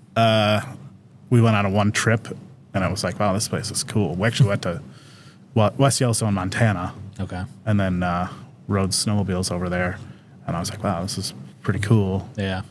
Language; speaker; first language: English; native; English